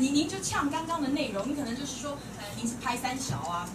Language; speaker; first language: Chinese; native; Chinese